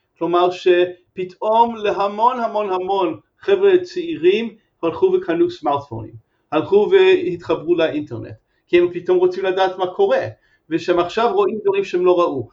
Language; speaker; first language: Hebrew; non-native, fluent; English